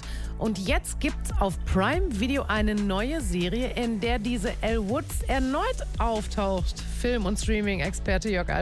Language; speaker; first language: German; native; German